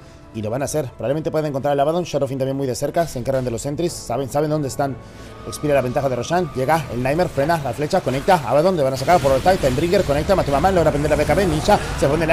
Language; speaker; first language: Spanish; native; Spanish